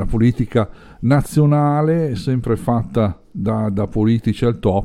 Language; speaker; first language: Italian; native; Italian